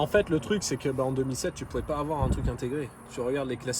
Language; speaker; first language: French; native; French